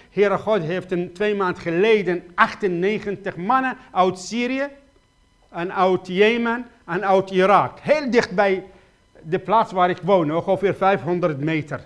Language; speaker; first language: Dutch; non-native, fluent; Kurdish